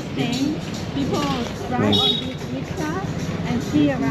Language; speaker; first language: English; non-native, learner; Thai